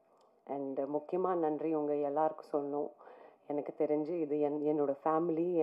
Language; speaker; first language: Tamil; non-native, fluent; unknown